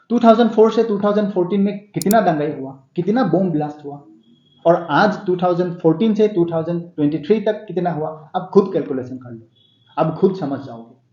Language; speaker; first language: Hindi; non-native, local second language; Assamese